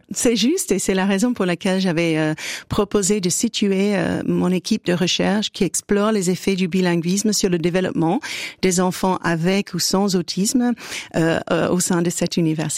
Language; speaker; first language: French; native; French